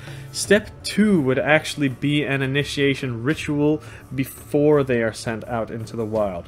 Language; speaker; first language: English; non-native, fluent; Swedish